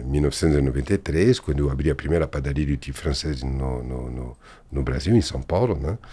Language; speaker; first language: Portuguese; non-native, fluent; French